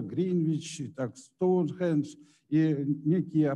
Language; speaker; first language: Russian; native; Russian